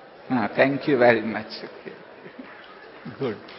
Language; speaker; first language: Hindi; native; Hindi